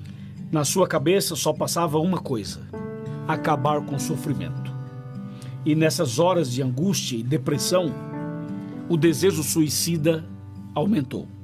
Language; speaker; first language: Portuguese; native; Portuguese